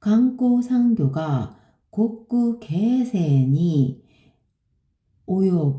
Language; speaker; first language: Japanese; non-native, learner; Korean